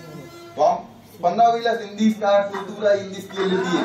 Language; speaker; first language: Russian; non-native, learner; Hindi